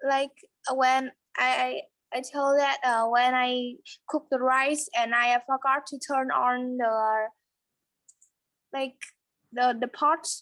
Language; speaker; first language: English; non-native, learner; Vietnamese